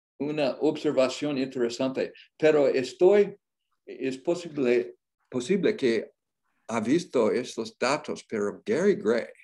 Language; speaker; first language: Spanish; non-native, learner; English